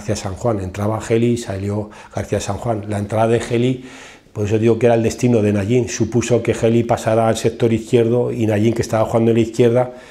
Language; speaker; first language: Spanish; native; Spanish